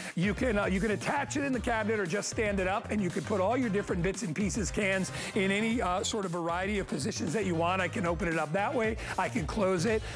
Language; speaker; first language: English; native; English